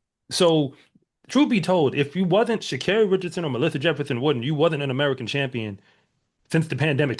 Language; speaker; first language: English; native; English